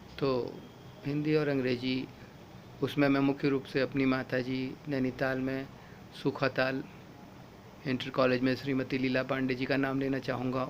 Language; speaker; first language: Hindi; native; Hindi